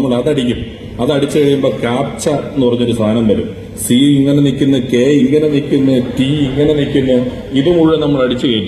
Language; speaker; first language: Malayalam; native; Malayalam